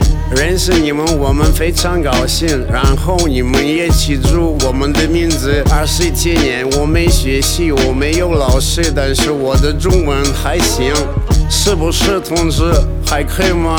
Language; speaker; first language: Chinese; non-native, learner; Russian